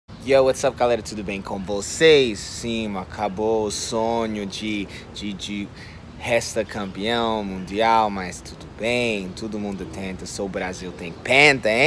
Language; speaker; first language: Portuguese; non-native, fluent; English